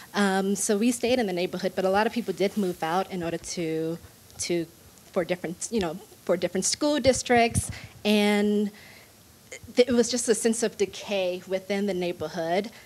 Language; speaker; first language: English; native; English